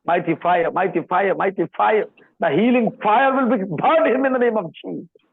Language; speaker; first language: English; non-native, local second language; Telugu